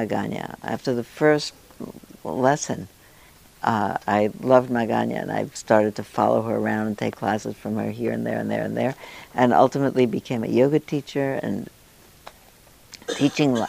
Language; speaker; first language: English; early bilingual, other home language; Yiddish